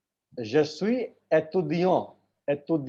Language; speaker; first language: French; non-native, learner; Hindi